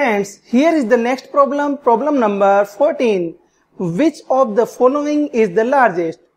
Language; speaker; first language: English; non-native, local second language; Hindi